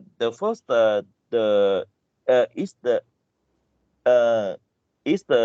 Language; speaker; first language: English; non-native, learner; Vietnamese